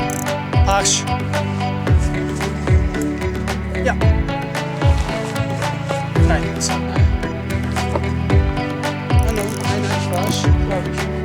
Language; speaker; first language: German; non-native, learner; Dutch